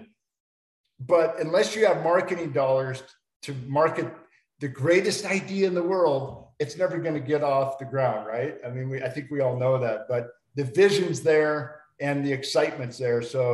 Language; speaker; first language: English; native; English